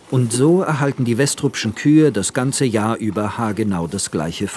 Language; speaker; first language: German; native; German